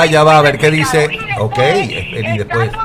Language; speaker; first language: Spanish; native; Spanish